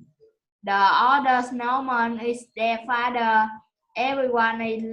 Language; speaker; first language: English; non-native, learner; Vietnamese